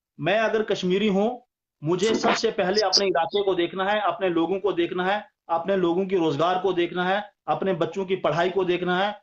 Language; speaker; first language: Urdu; non-native, local second language; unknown